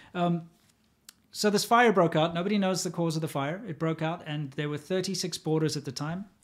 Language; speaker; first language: English; native; English